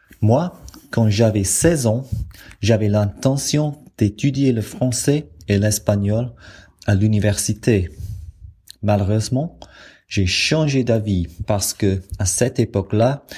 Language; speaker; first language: French; non-native, fluent; English